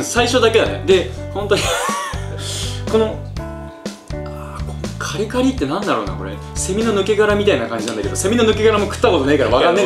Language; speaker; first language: Japanese; native; Japanese